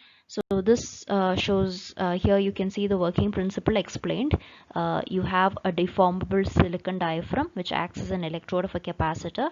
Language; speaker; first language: English; non-native, local second language; Malayalam